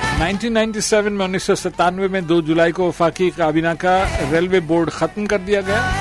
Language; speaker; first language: Urdu; native; Urdu